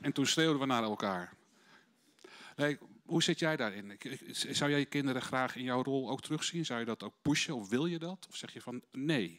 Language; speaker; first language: Dutch; native; Dutch